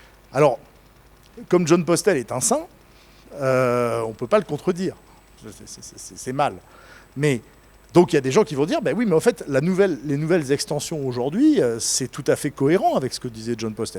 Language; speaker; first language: French; native; French